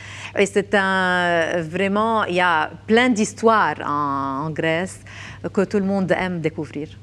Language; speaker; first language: French; non-native, local second language; Arabic